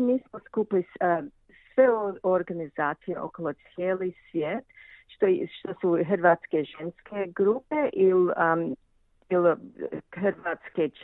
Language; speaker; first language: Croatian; early bilingual, heritage; Croatian